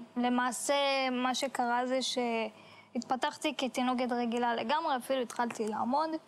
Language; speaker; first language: Hebrew; early bilingual, other home language; Russian